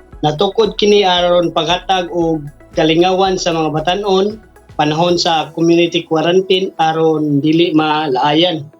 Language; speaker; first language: Cebuano; native; Cebuano